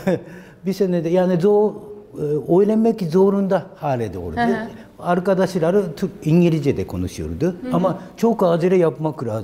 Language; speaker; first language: Turkish; non-native, learner; Japanese